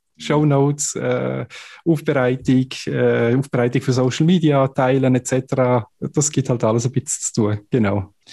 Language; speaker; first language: German; native; German